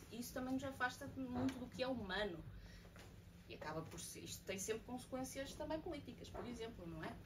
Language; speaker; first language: Portuguese; native; Portuguese